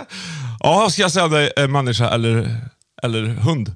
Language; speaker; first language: Swedish; native; Swedish